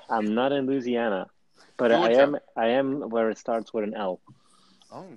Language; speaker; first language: English; non-native, fluent; Dutch